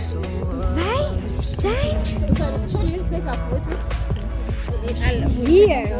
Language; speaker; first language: Dutch; non-native, learner; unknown